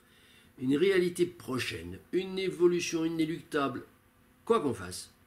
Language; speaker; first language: French; native; French